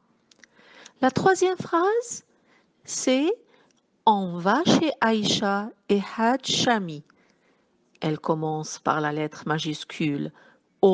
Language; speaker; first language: French; non-native, local second language; Arabic